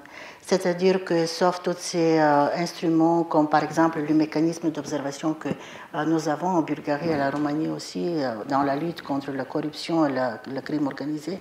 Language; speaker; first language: French; non-native, fluent; Bulgarian